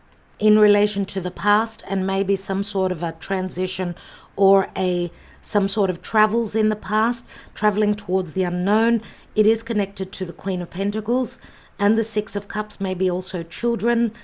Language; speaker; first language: English; native; English